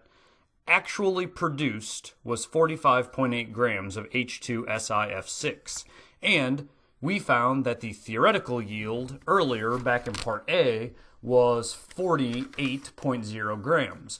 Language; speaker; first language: English; native; English